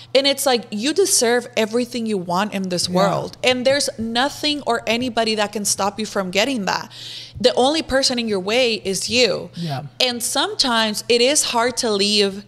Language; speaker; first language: English; non-native, fluent; Spanish